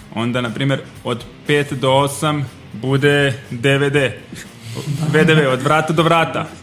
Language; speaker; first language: Serbian; native; Serbian